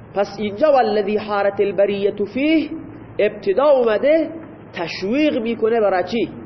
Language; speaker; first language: Persian; non-native, local second language; Baluchi